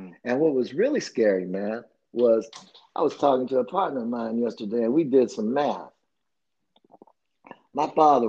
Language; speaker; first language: English; native; English